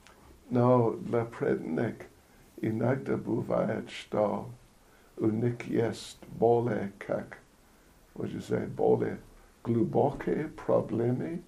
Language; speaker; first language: Russian; non-native, learner; English